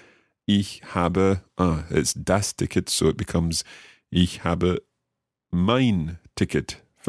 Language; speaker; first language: German; non-native, learner; English